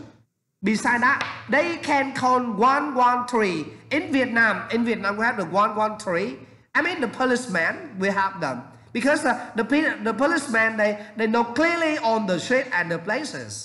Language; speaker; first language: English; non-native, learner; Vietnamese